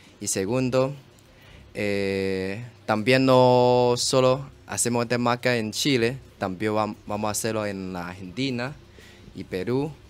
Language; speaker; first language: Spanish; non-native, learner; Chinese